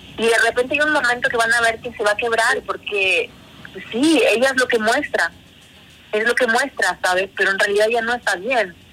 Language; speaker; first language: Spanish; native; Spanish